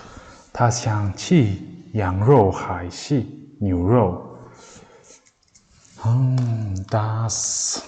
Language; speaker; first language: Chinese; non-native, learner; Mongolian